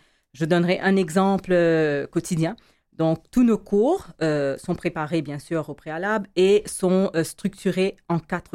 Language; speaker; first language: French; native; French